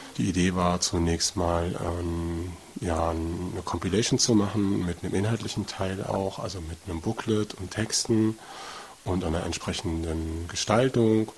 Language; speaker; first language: German; native; German